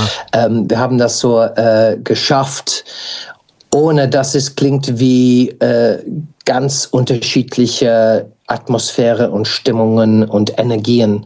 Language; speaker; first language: German; non-native, fluent; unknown